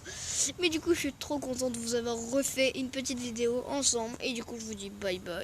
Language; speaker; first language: French; native; French